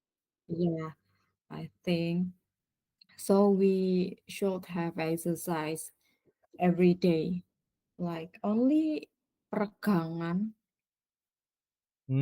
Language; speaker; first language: English; non-native, learner; Indonesian